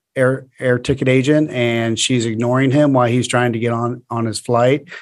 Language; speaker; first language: English; native; English